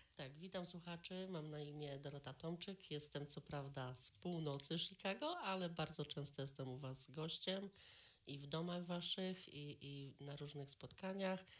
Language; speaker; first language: Polish; native; Polish